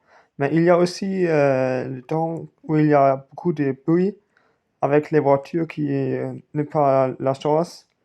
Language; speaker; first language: French; non-native, learner; German